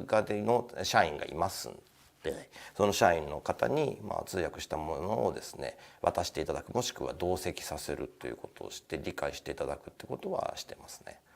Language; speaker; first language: Japanese; native; Japanese